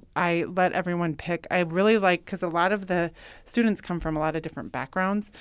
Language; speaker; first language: English; native; English